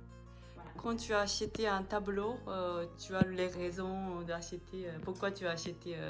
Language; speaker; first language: French; non-native, learner; Japanese